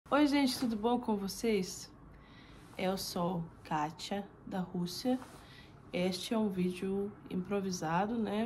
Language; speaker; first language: Portuguese; non-native, fluent; Russian